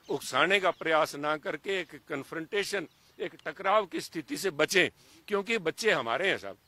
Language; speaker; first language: Hindi; native; Hindi